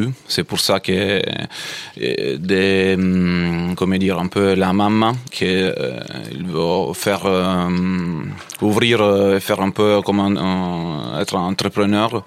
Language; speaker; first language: French; non-native, fluent; Italian